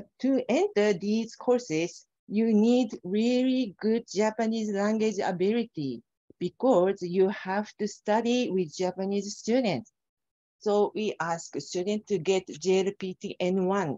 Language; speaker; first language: English; non-native, fluent; Japanese